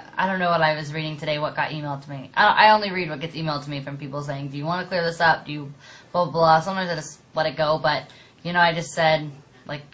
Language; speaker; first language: English; native; English